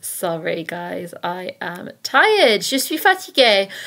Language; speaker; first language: French; non-native, fluent; English